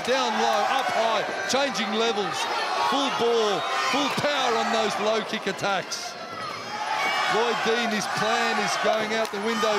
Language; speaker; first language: English; native; English